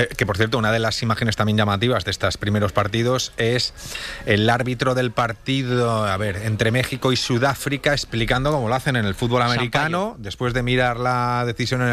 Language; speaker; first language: Spanish; native; Spanish